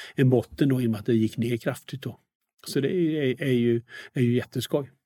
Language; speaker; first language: Swedish; native; Swedish